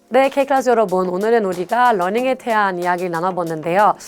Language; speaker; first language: Korean; non-native, fluent; German